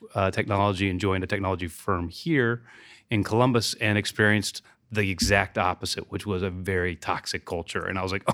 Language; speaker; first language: English; native; English